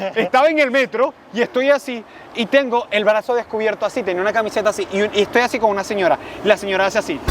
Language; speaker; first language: Spanish; native; Spanish